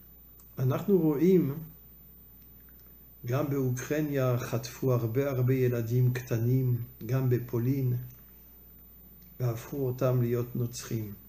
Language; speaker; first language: Hebrew; non-native, fluent; French